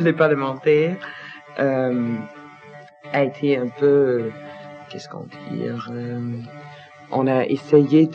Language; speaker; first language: French; non-native, learner; Danish